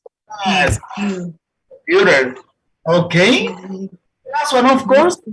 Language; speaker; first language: English; non-native, fluent; Spanish